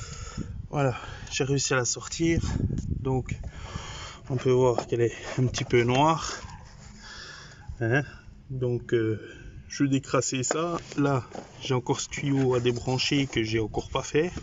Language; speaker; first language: French; native; French